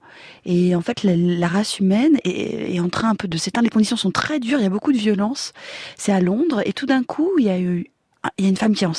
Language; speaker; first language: French; native; French